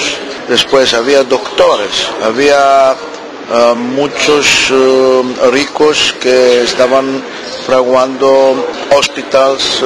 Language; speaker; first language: Spanish; early bilingual, heritage; Ladino